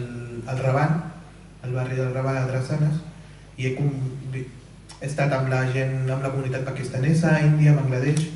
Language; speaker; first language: Catalan; early bilingual, other home language; Urdu